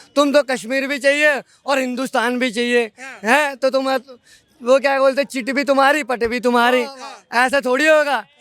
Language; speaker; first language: Hindi; non-native, local second language; Gujarati